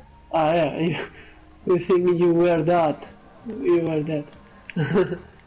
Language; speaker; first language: English; non-native, learner; Italian